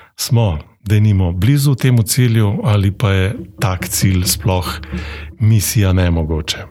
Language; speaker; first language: Slovenian; native; Slovenian